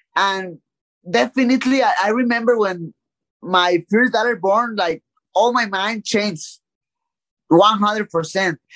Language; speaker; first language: English; non-native, learner; Spanish